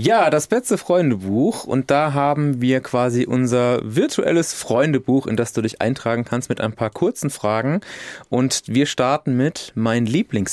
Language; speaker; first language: German; native; German